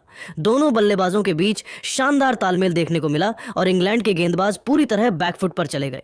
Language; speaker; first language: Hindi; native; Hindi